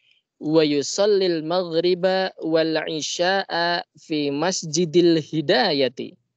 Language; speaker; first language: Arabic; non-native, fluent; Indonesian